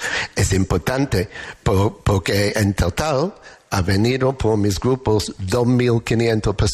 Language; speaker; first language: Spanish; non-native, fluent; English